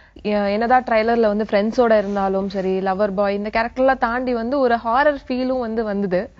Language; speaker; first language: Tamil; native; Tamil